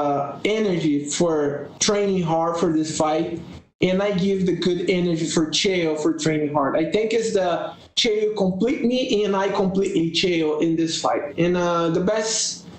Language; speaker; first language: English; non-native, learner; Portuguese